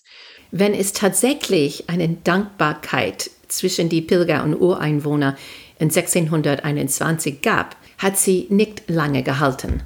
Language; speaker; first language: German; non-native, fluent; English